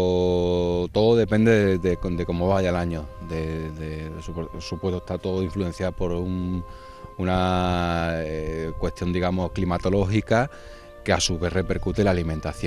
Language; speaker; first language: Spanish; native; Spanish